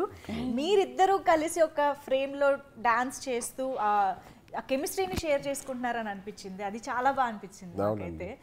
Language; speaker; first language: Telugu; native; Telugu